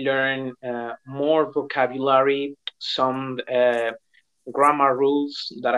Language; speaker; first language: English; non-native, learner; Spanish